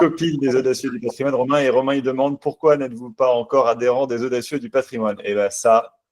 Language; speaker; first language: French; native; French